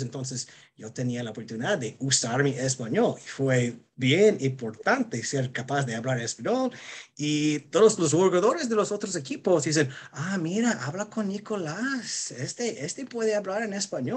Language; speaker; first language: Spanish; non-native, fluent; English